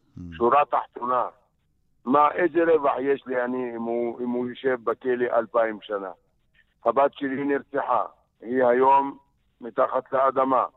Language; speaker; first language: Hebrew; non-native, local second language; Arabic